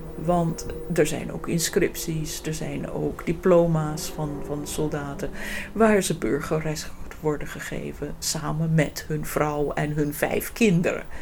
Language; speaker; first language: Dutch; non-native, fluent; English